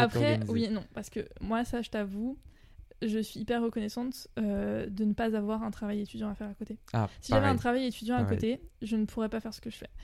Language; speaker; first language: French; native; French